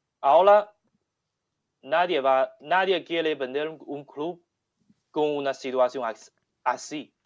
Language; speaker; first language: Spanish; non-native, learner; Chinese